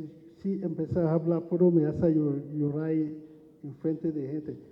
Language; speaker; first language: Spanish; non-native, learner; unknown